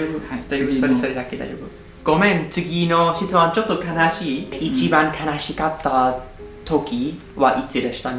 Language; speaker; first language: Japanese; non-native, learner; English